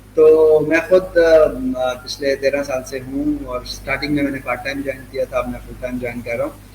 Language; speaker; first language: Urdu; native; Urdu